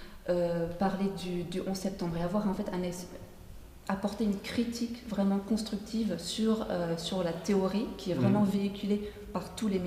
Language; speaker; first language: French; native; French